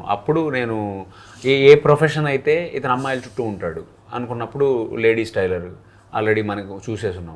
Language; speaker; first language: Telugu; native; Telugu